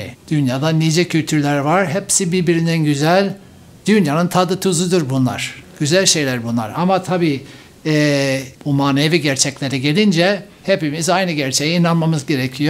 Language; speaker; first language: Turkish; non-native, fluent; English